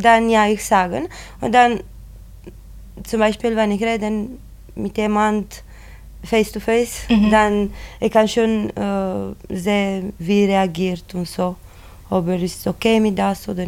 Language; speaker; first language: German; non-native, learner; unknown